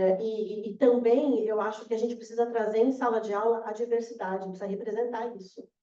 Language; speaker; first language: Portuguese; native; Portuguese